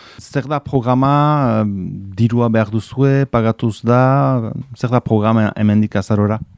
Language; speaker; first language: Basque; native; Basque